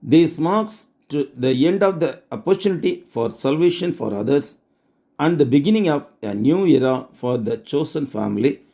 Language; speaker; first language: English; non-native, local second language; Tamil